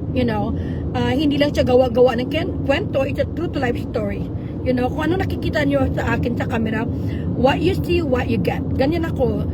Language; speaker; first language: Filipino; native; Filipino